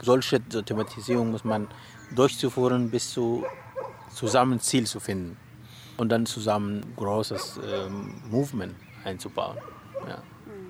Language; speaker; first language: German; non-native, learner; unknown